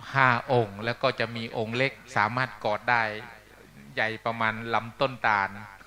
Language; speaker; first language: Thai; non-native, local second language; Northeastern Thai